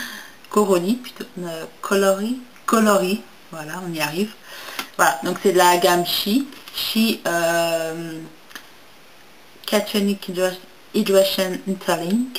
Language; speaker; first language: French; native; French